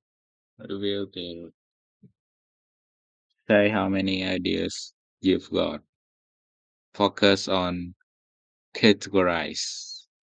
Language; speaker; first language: English; non-native, learner; Vietnamese